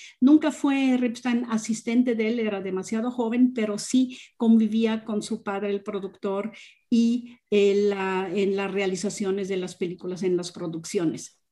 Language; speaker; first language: Spanish; non-native, fluent; German